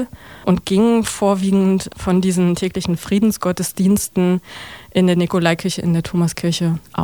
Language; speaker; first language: German; native; German